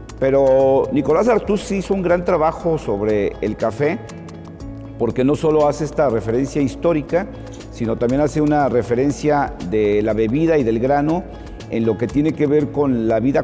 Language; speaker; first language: Spanish; native; Spanish